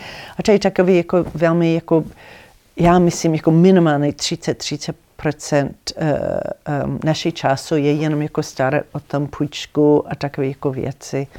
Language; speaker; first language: Czech; non-native, learner; English